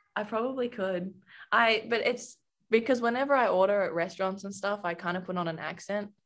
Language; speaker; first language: English; native; English